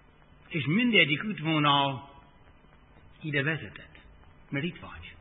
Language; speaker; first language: Hungarian; non-native, fluent; English